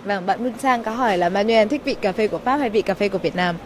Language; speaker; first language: Vietnamese; native; Vietnamese